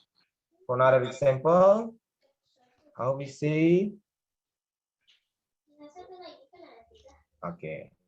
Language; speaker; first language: English; non-native, learner; Indonesian